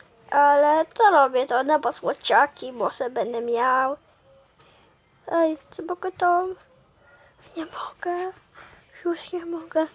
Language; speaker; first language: Polish; early bilingual, heritage; Polish